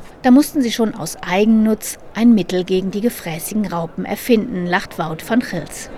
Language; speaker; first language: German; native; German